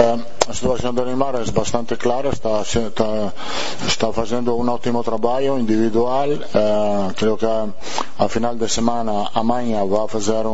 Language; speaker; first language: Portuguese; non-native, fluent; Italian